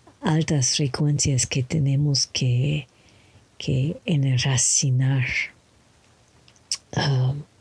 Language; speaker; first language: Spanish; non-native, learner; English